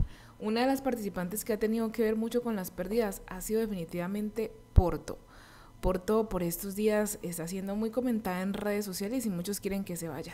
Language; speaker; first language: Spanish; native; Spanish